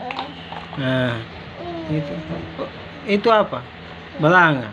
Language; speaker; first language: Malay; native; Malay